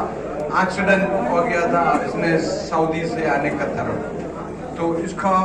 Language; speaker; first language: Hindi; non-native, local second language; Malayalam